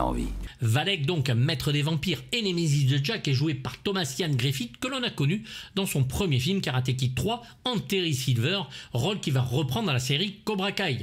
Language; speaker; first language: French; native; French